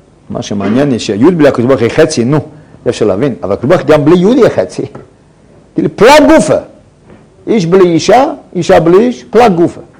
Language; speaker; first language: Hebrew; non-native, fluent; Yiddish